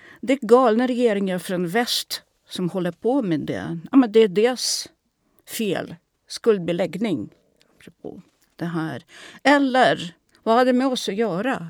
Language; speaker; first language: Swedish; non-native, fluent; Russian